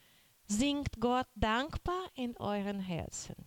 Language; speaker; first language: German; non-native, learner; Portuguese